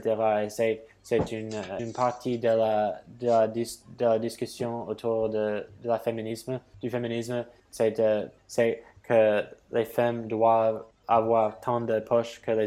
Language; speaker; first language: French; non-native, fluent; English